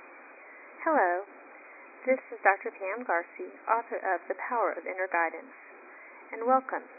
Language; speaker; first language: English; native; English